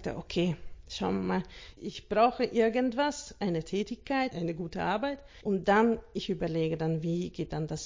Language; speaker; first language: German; non-native, learner; Hungarian